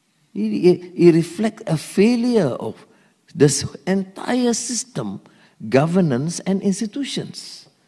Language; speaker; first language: English; non-native, local second language; Malay